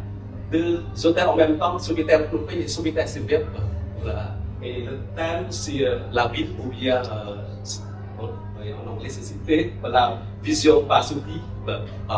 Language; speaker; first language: French; non-native, local second language; Khmer